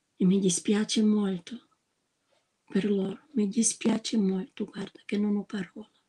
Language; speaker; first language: Italian; non-native, learner; Ukrainian